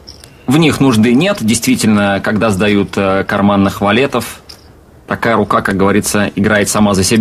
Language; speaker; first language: Russian; native; Russian